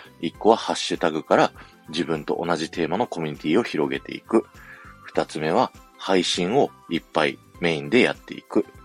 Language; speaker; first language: Japanese; native; Japanese